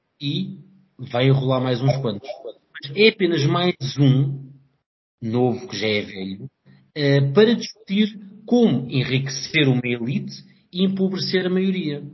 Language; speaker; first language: Portuguese; native; Portuguese